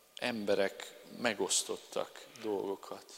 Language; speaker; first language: Hungarian; non-native, learner; English